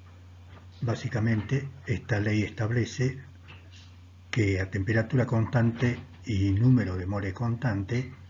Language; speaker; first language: Spanish; native; Spanish